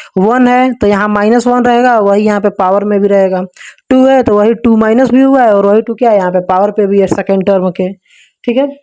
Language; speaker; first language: Hindi; native; Hindi